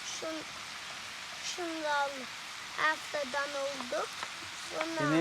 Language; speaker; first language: Turkish; early bilingual, heritage; Turkish